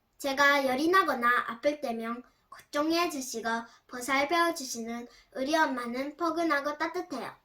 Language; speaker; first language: Korean; early bilingual, heritage; Korean